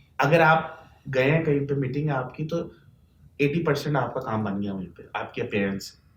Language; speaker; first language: Urdu; native; Urdu